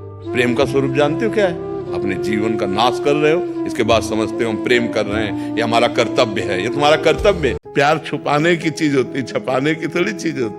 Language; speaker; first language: Hindi; native; Hindi